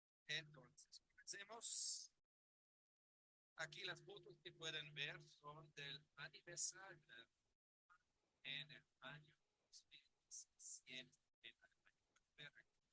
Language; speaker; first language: Spanish; non-native, learner; German